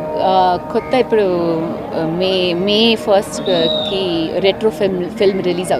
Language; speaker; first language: Telugu; non-native, learner; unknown